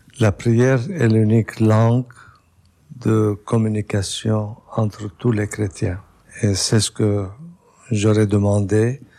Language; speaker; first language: French; non-native, local second language; Armenian